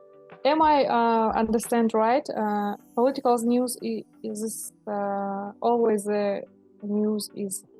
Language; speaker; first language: English; non-native, learner; Russian